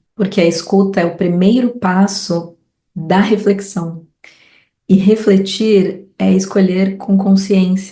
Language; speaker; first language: Portuguese; native; Portuguese